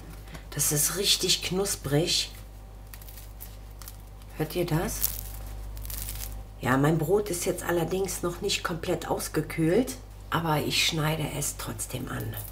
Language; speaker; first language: German; native; German